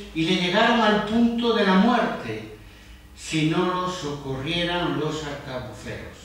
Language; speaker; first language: Spanish; non-native, local second language; Galician